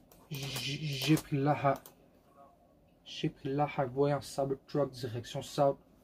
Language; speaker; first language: French; native; French